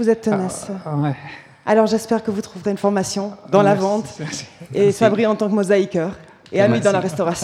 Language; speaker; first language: French; native; French